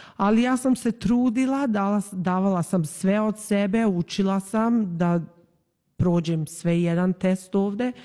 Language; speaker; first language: Serbian; early bilingual, heritage; Serbian